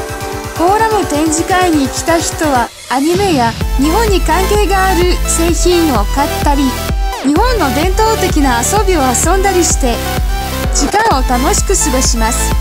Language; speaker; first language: Japanese; non-native, fluent; Russian